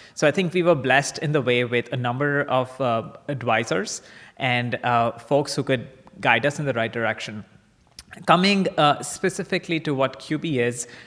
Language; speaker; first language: English; non-native, local second language; Bangla